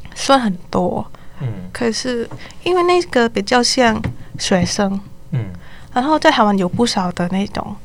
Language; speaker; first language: Chinese; non-native, learner; Thai